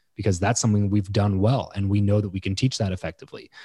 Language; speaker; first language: English; native; English